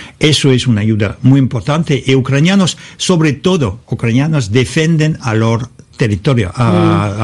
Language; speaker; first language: Spanish; non-native, learner; Russian